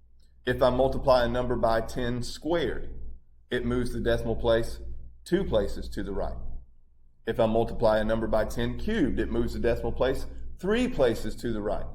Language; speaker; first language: English; native; English